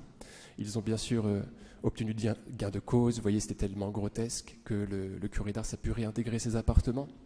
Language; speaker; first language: French; native; French